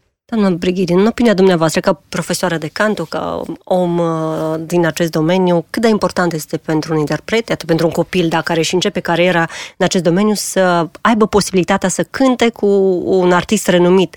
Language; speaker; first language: Romanian; native; Romanian